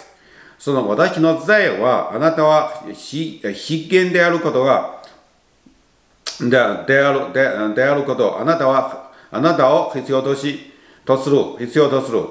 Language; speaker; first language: Japanese; non-native, learner; Chinese